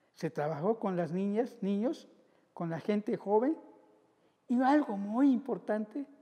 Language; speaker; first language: Spanish; non-native, local second language; Zapotec